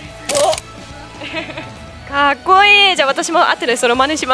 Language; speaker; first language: Japanese; non-native, fluent; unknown